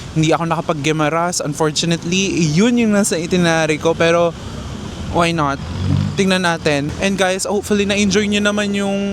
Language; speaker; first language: Filipino; native; Filipino